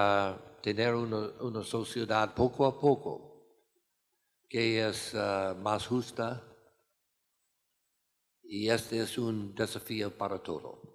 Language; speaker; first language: Spanish; non-native, fluent; English